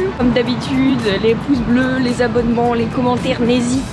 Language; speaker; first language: French; native; French